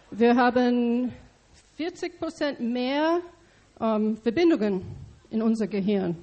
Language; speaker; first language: German; non-native, learner; English